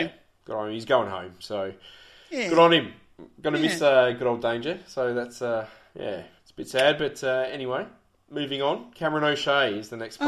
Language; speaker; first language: English; native; English